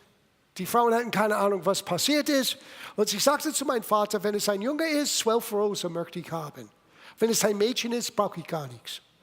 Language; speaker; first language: German; non-native, fluent; English